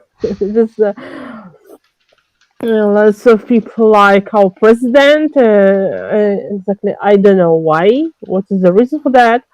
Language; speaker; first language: English; non-native, learner; French